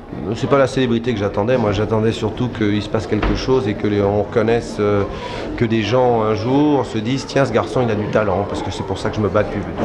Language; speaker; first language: French; native; French